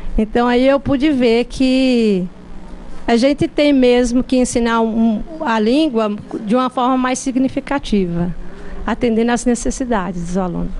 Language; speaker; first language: Portuguese; native; Portuguese